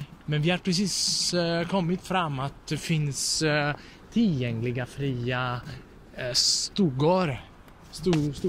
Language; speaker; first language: Swedish; non-native, fluent; Italian